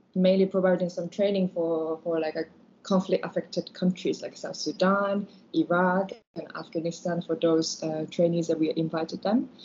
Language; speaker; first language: English; non-native, fluent; Japanese